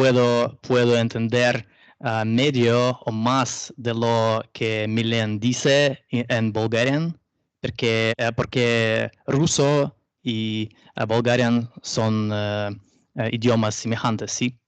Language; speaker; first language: Spanish; non-native, learner; Russian